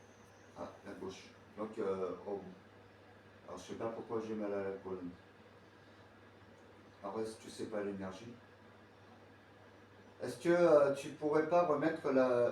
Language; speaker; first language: French; native; French